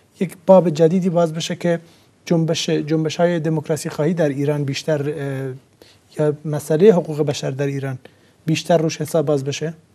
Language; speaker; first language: Persian; non-native, local second language; Central Kurdish